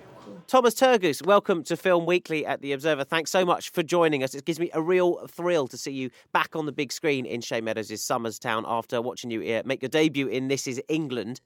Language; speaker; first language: English; native; English